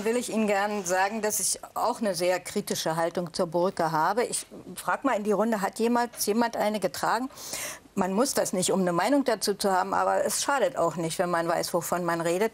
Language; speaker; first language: German; native; German